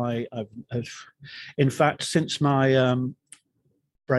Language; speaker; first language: English; native; English